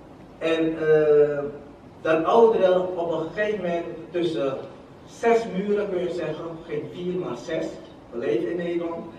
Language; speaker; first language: Dutch; non-native, local second language; Javanese